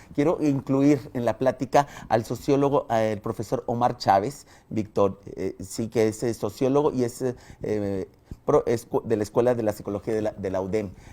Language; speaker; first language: Spanish; native; Spanish